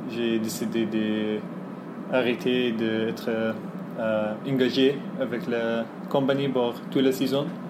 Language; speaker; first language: French; non-native, learner; Arabic